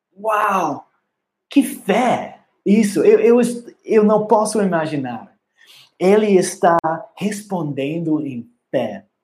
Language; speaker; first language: Portuguese; non-native, learner; English